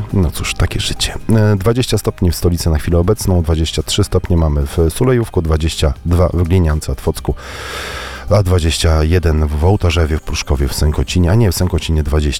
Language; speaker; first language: Polish; native; Polish